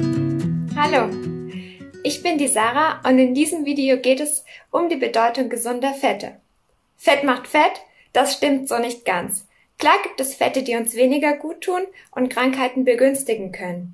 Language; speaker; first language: German; native; German